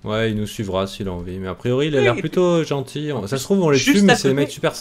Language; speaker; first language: French; native; French